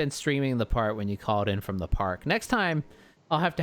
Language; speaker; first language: English; native; English